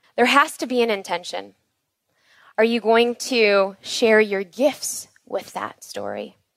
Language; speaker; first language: English; native; English